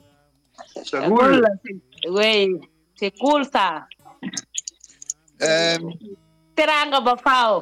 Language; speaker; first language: French; non-native, local second language; Wolof